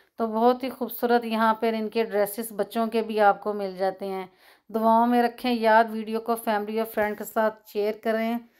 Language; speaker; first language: Urdu; non-native, local second language; Punjabi